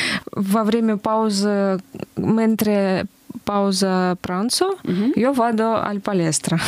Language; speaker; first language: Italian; non-native, learner; Russian